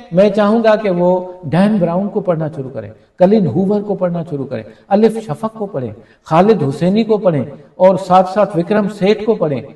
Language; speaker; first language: Urdu; non-native, local second language; Sindhi